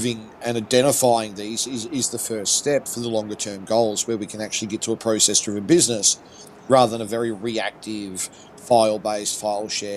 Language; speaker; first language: English; native; English